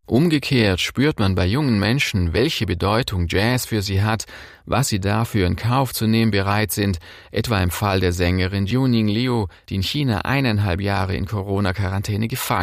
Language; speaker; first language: German; native; German